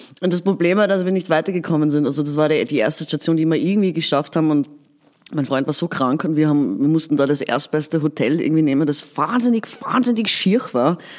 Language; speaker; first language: German; native; German